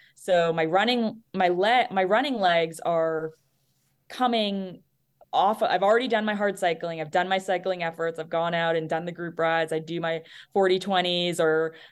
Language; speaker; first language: English; native; English